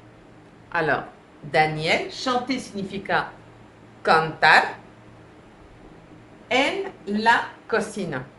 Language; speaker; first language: Spanish; non-native, fluent; French